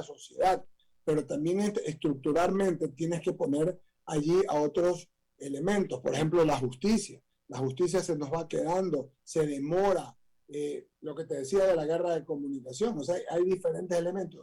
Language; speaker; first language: Spanish; native; Spanish